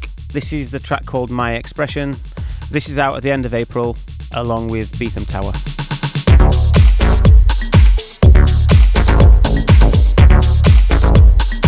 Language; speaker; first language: English; native; English